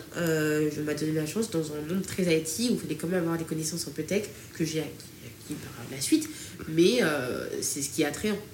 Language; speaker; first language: French; early bilingual, other home language; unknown